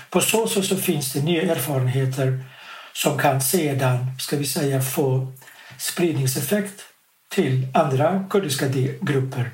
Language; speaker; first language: Swedish; non-native, fluent; Kurdish